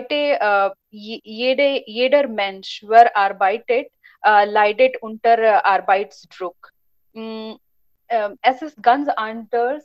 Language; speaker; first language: German; non-native, learner; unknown